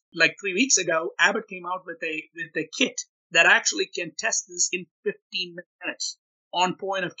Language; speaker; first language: English; non-native, local second language; Malayalam